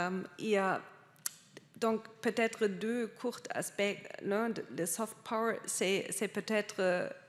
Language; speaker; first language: French; non-native, fluent; German